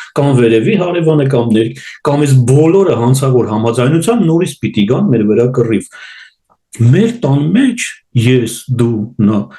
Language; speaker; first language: Armenian; native; Armenian